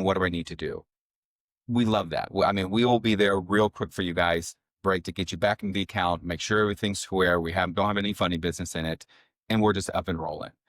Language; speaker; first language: English; native; English